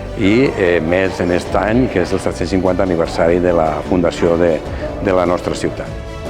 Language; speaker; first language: Catalan; native; Catalan